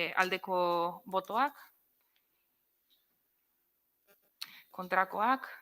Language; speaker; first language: Basque; non-native, local second language; Spanish